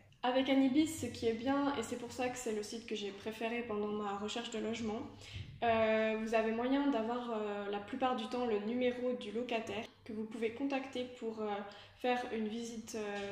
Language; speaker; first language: French; native; French